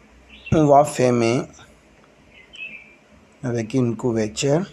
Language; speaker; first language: French; non-native, learner; Tamil